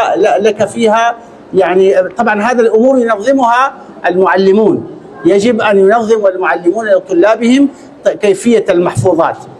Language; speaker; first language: Arabic; native; Arabic